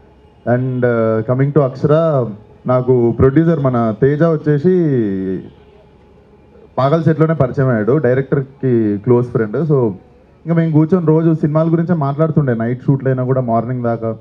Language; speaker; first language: Telugu; native; Telugu